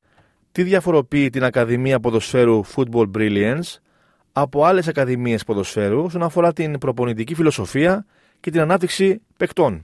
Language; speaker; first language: Greek; native; Greek